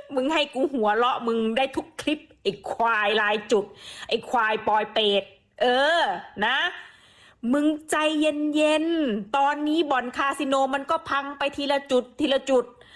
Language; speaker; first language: Thai; native; Thai